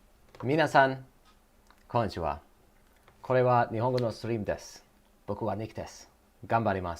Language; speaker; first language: Japanese; non-native, learner; English